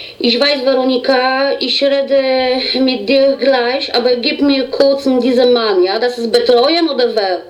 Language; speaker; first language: German; non-native, learner; Polish